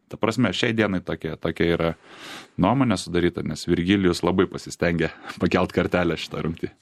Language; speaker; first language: Lithuanian; native; Lithuanian